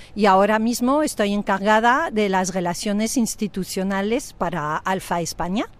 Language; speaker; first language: Spanish; non-native, fluent; French